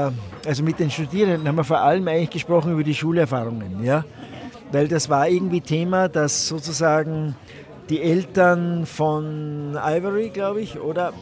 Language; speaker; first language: German; native; German